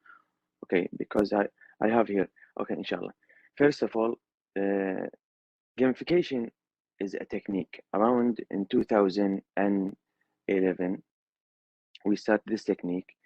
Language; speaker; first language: English; non-native, learner; Arabic